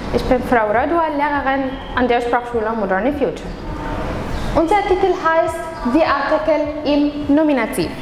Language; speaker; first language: German; non-native, fluent; Arabic